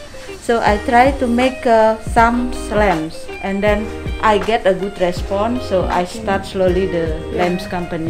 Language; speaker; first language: English; non-native, learner; Indonesian